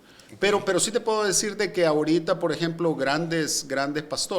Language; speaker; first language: Spanish; native; Spanish